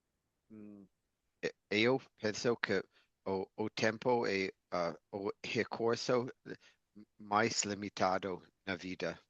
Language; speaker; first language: Portuguese; non-native, learner; English